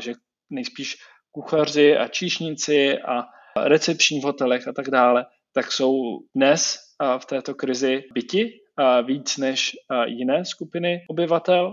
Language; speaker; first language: Czech; native; Czech